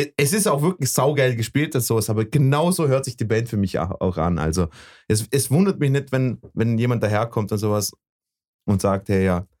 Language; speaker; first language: German; early bilingual, other home language; Bosnian